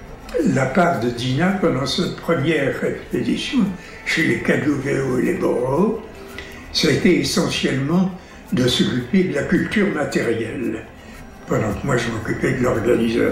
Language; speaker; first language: French; native; French